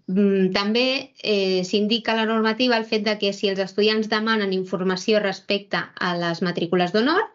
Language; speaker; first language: Catalan; native; Catalan